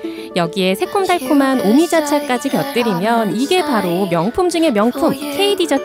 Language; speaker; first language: Korean; native; Korean